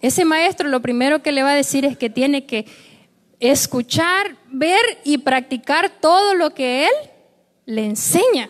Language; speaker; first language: Spanish; native; Spanish